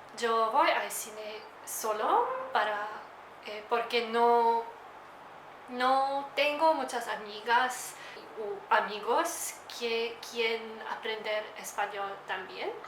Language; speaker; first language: Spanish; non-native, learner; Afrikaans